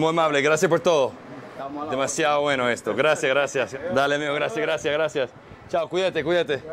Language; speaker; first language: Spanish; early bilingual, heritage; Spanish